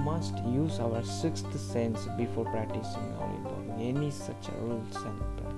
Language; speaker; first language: English; non-native, local second language; Tamil